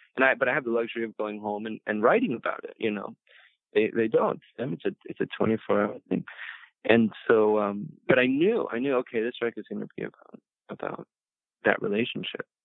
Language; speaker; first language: English; early bilingual, other home language; Spanish